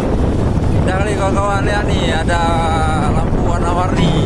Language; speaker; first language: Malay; non-native, local second language; Achinese